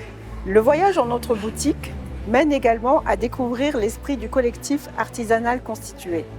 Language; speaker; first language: French; native; French